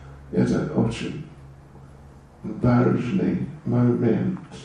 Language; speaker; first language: Russian; non-native, learner; English